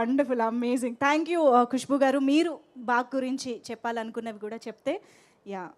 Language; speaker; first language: Telugu; native; Telugu